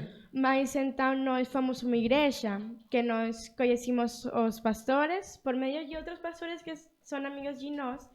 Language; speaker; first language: Portuguese; early bilingual, other home language; Spanish